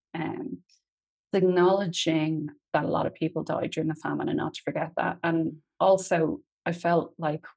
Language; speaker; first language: English; native; English